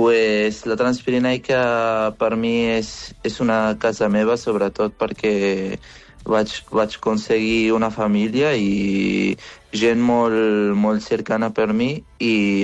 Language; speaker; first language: Catalan; non-native, fluent; Arabic